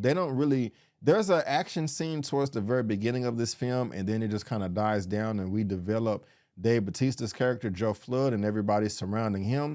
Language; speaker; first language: English; native; English